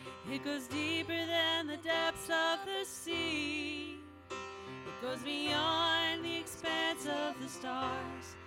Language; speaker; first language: English; native; English